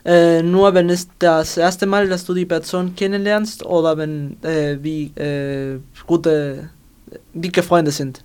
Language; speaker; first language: German; non-native, learner; Spanish